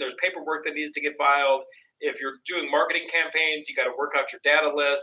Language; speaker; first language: English; native; English